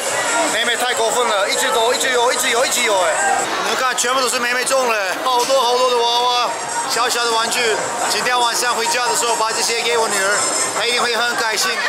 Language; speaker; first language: Chinese; non-native, fluent; Turkish